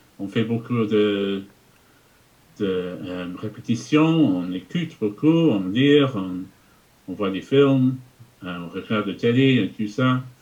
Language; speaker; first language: French; non-native, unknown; English